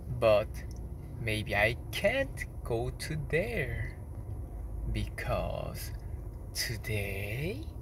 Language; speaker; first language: English; non-native, learner; Korean